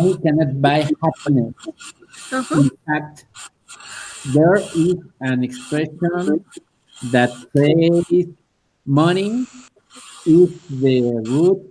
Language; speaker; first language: English; non-native, learner; Spanish